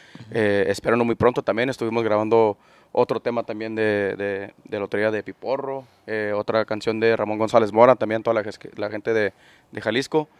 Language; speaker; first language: Spanish; native; Spanish